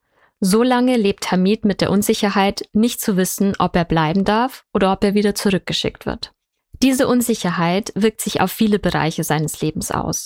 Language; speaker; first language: German; native; German